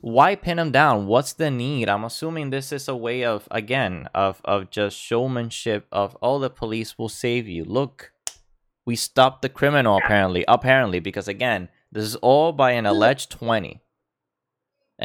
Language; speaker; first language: English; non-native, local second language; Spanish